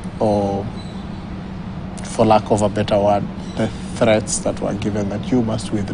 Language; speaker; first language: English; non-native, local second language; Swahili